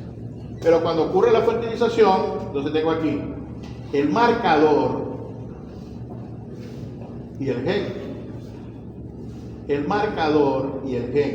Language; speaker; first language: Spanish; native; Spanish